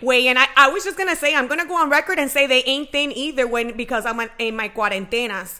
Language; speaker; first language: English; early bilingual, other home language; Spanish